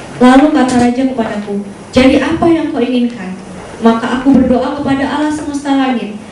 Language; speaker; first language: Indonesian; native; Indonesian